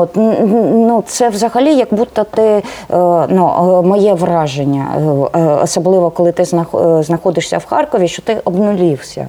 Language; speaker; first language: Ukrainian; non-native, local second language; Russian